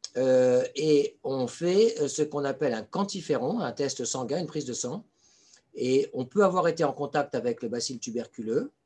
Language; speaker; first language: French; native; French